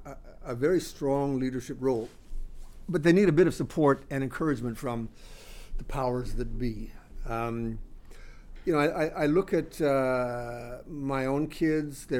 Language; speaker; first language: English; native; English